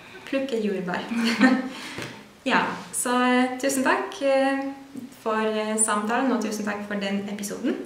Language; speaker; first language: Norwegian; non-native, fluent; Polish